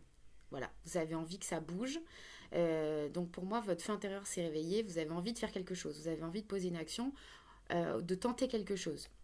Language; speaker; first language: French; native; French